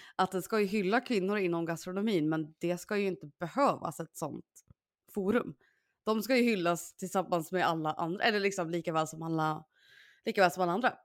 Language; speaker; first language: Swedish; native; Swedish